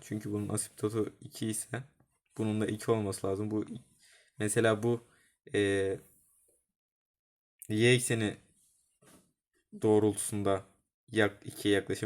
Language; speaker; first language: Turkish; native; Turkish